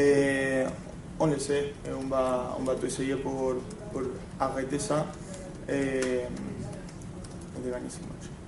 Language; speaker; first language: French; non-native, fluent; Spanish